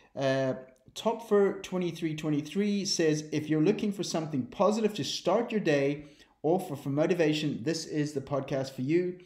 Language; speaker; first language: English; native; English